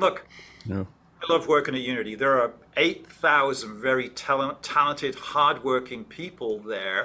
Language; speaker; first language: English; native; English